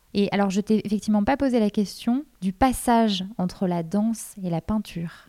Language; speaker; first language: French; native; French